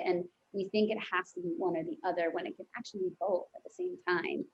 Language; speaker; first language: English; native; English